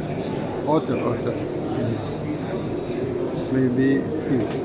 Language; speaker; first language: English; non-native, learner; Uzbek